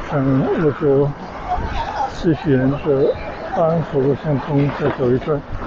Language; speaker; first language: Chinese; native; Chinese